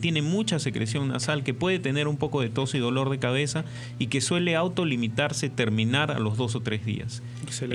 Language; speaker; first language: Spanish; native; Spanish